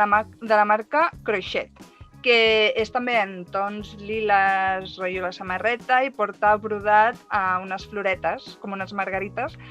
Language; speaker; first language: Catalan; native; Catalan